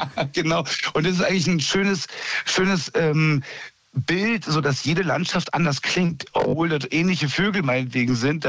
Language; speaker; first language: German; native; German